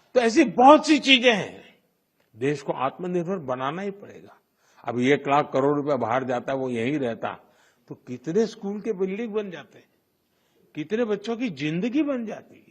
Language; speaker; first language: Hindi; non-native, local second language; Gujarati